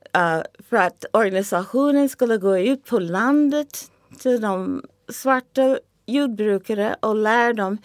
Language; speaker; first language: Swedish; non-native, fluent; English